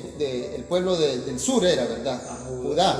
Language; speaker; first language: Spanish; native; Spanish